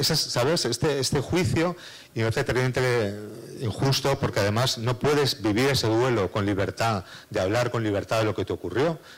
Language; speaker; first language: Spanish; native; Spanish